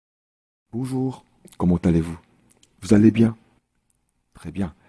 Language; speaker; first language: French; non-native, fluent; Korean